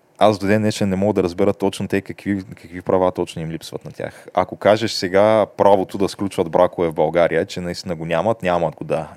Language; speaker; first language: Bulgarian; native; Bulgarian